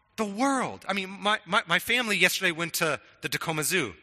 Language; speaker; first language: English; native; English